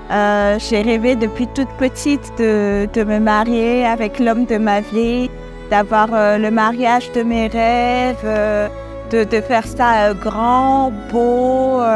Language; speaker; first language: French; early bilingual, other home language; Malagasy